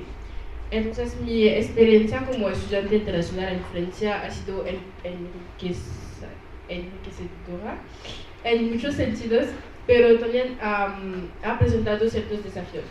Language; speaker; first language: Spanish; non-native, learner; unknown